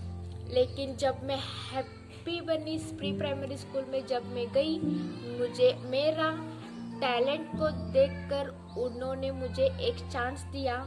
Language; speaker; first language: Hindi; non-native, local second language; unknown